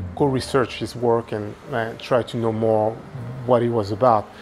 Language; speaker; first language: English; non-native, fluent; French